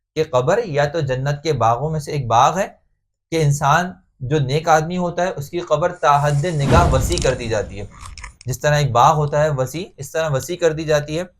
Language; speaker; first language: Urdu; native; Urdu